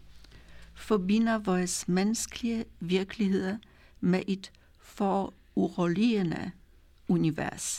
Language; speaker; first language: Danish; non-native, fluent; Polish